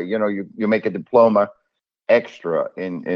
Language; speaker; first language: English; non-native, fluent; German